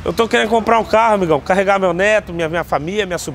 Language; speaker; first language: Portuguese; native; Portuguese